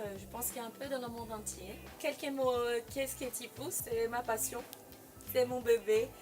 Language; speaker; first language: French; non-native, fluent; Portuguese